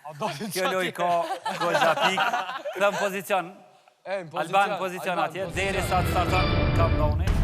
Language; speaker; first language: Albanian; native; Albanian